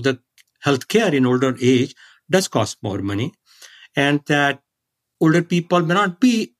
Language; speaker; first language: English; non-native, local second language; Marathi